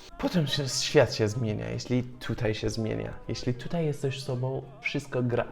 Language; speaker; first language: Polish; non-native, fluent; Persian